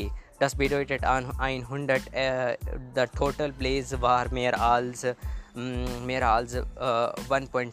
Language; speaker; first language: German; non-native, learner; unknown